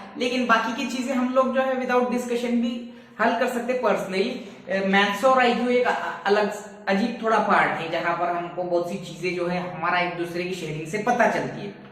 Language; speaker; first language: Hindi; native; Hindi